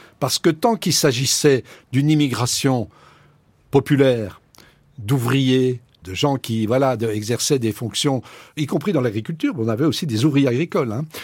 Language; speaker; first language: French; native; French